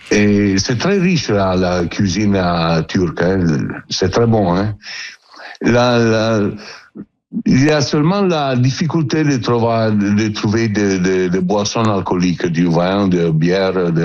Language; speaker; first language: French; non-native, learner; Italian